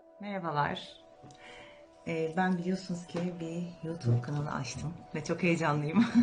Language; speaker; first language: Turkish; native; Turkish